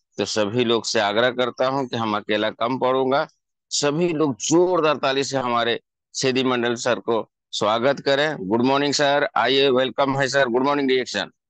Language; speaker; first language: Hindi; native; Hindi